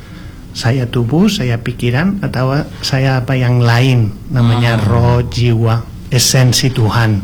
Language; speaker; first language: Indonesian; non-native, learner; Spanish